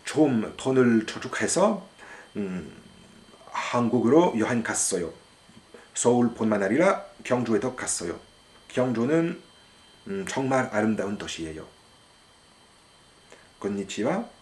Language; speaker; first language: Korean; non-native, learner; French